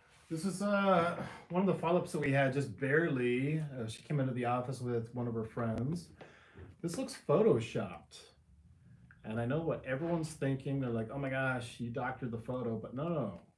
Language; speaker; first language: English; native; English